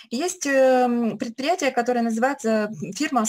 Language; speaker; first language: Russian; native; Russian